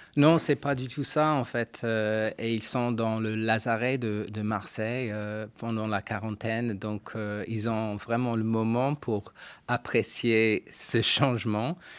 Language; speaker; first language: French; non-native, fluent; English